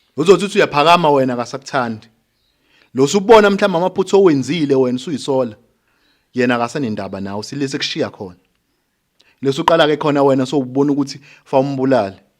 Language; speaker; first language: Zulu; native; Zulu